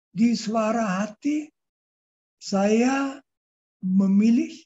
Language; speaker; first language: Indonesian; non-native, fluent; German